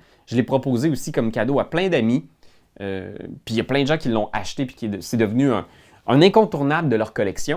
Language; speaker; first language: French; native; French